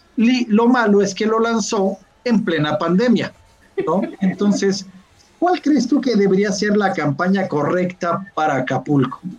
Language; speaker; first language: Spanish; native; Spanish